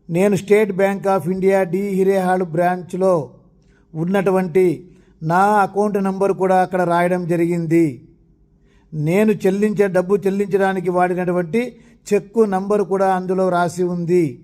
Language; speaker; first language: Telugu; native; Telugu